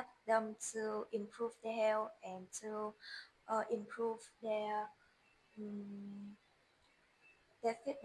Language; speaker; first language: English; non-native, learner; Vietnamese